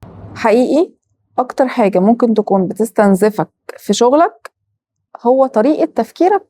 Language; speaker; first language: Arabic; native; Arabic